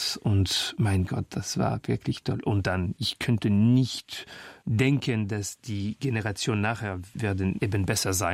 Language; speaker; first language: German; non-native, fluent; French